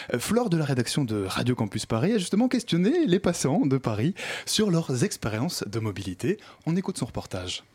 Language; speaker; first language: French; native; French